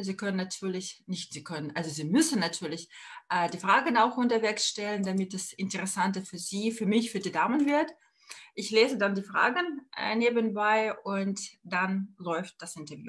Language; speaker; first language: German; non-native, fluent; Russian